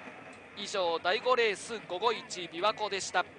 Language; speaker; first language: Japanese; native; Japanese